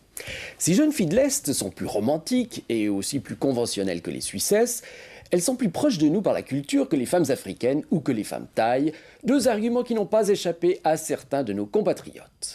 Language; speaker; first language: French; native; French